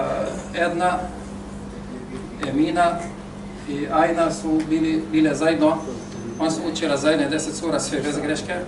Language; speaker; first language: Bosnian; non-native, fluent; Arabic